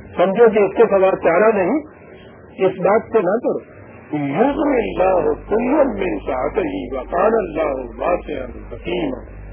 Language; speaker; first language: Urdu; non-native, local second language; Punjabi